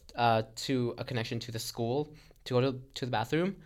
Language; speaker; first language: English; non-native, local second language; Filipino